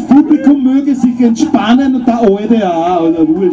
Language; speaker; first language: German; native; German